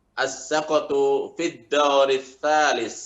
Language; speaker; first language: Arabic; non-native, learner; Indonesian